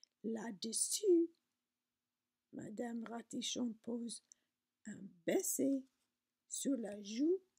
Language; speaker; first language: French; non-native, learner; English